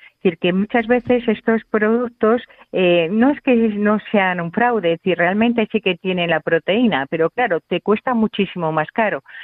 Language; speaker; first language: Spanish; native; Spanish